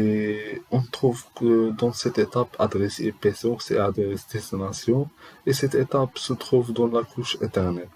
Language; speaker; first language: French; non-native, learner; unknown